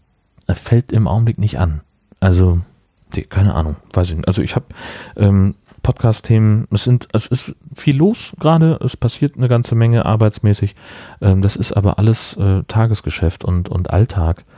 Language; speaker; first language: German; native; German